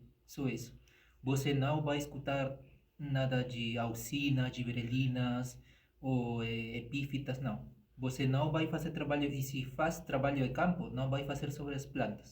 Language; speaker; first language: Portuguese; non-native, fluent; Spanish